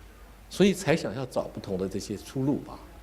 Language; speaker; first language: Chinese; native; Chinese